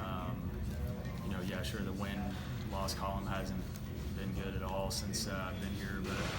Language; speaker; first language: English; native; English